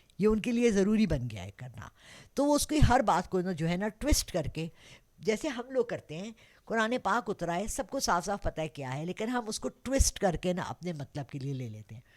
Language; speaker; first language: Urdu; non-native, local second language; Pashto